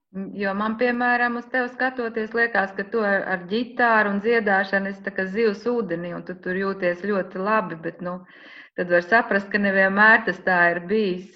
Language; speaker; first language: Latvian; native; Latvian